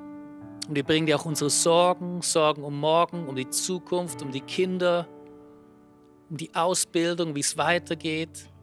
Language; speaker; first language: German; native; German